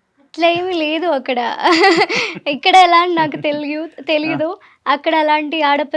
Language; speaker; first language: Telugu; non-native, learner; Malayalam